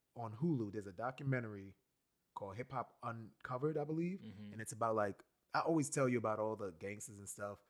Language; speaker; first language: English; native; English